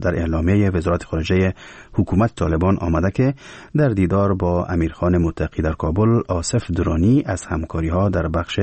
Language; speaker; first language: Persian; native; Persian